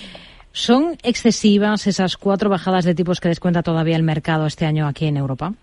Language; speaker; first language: Spanish; native; Spanish